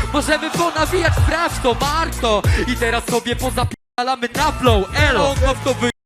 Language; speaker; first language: Polish; native; Polish